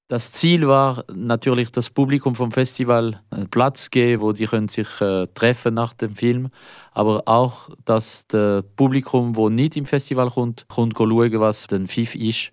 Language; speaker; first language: German; non-native, local second language; French